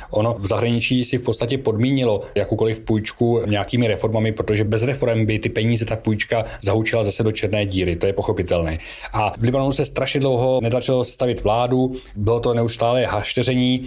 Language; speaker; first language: Czech; native; Czech